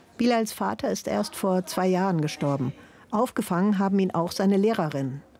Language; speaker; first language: German; native; German